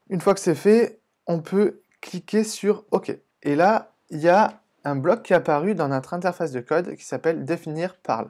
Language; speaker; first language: French; native; French